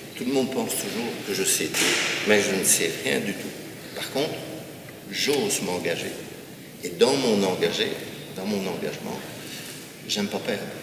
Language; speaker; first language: French; native; French